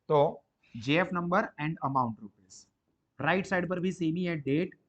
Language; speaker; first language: Hindi; non-native, local second language; Gujarati